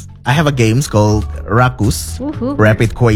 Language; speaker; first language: English; non-native, fluent; Indonesian